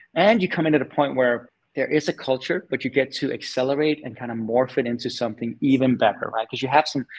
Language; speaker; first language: English; non-native, fluent; Danish